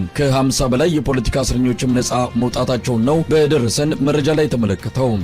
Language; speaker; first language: Amharic; native; Amharic